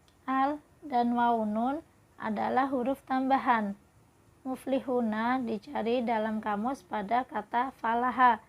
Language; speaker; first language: Indonesian; native; Indonesian